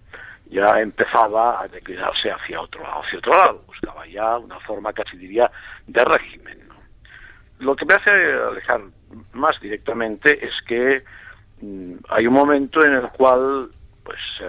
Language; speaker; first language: Spanish; native; Spanish